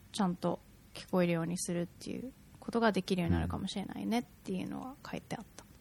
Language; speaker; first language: Japanese; native; Japanese